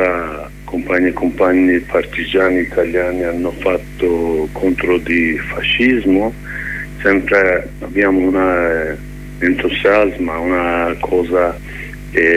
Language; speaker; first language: Italian; non-native, learner; Kurdish